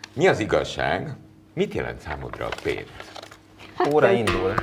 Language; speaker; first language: Hungarian; native; Hungarian